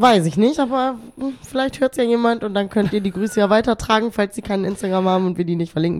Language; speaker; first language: German; native; German